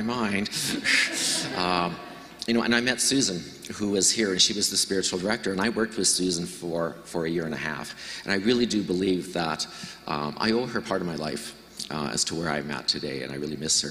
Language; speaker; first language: English; native; English